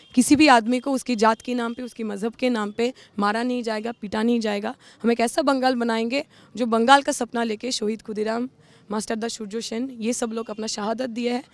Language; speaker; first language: Hindi; non-native, local second language; Bangla